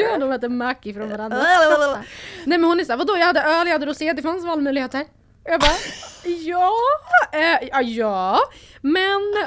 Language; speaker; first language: Swedish; native; Swedish